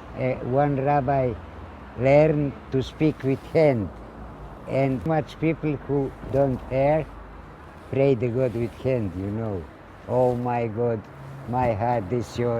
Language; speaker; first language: English; non-native, learner; Ladino